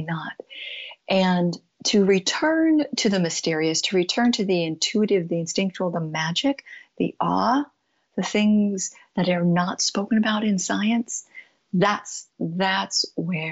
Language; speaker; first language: English; native; English